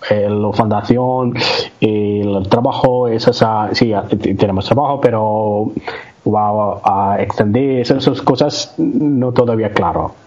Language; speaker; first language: Spanish; non-native, learner; Tamil